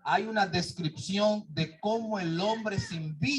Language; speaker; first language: Spanish; native; Spanish